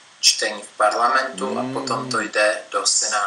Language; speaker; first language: Czech; native; Czech